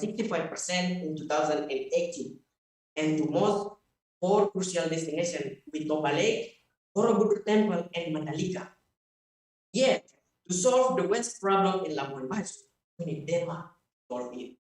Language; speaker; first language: English; non-native, fluent; Indonesian